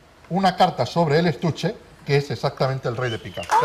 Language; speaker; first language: Spanish; native; Spanish